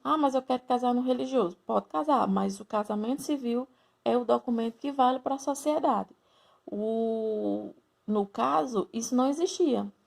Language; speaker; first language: Portuguese; native; Portuguese